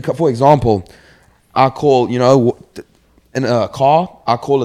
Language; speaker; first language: English; native; English